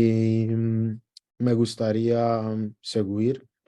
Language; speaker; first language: Spanish; non-native, learner; Greek